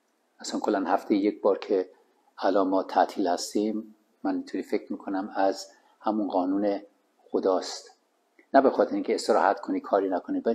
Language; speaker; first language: Persian; native; Persian